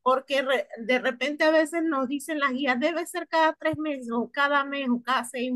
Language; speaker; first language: Spanish; native; Spanish